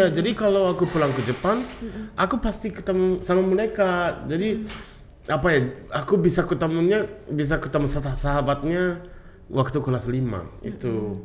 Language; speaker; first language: Indonesian; non-native, learner; Japanese